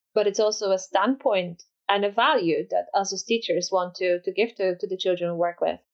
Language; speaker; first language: English; non-native, fluent; Polish